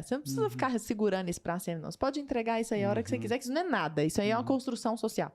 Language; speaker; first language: Portuguese; native; Portuguese